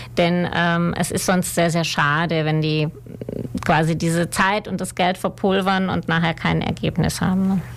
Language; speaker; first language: German; native; German